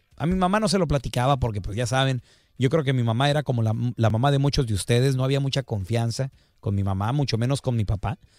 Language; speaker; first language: Spanish; native; Spanish